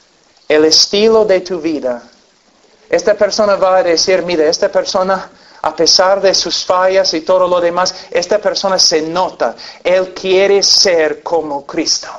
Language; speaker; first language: Spanish; non-native, fluent; English